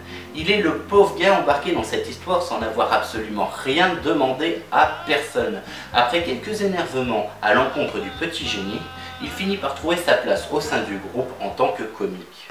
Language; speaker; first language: French; native; French